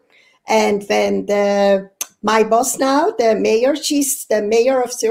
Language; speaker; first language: English; non-native, fluent; Swiss German